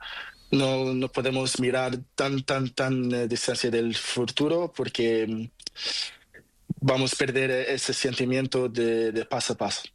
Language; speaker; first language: Spanish; non-native, learner; Portuguese